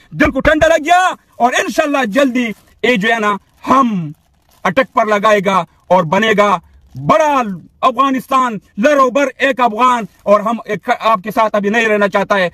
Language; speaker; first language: Urdu; non-native, local second language; Pashto